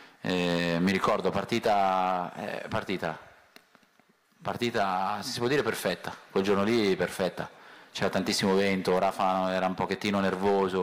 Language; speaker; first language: Italian; native; Italian